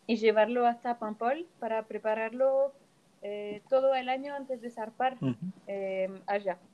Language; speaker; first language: Spanish; non-native, fluent; French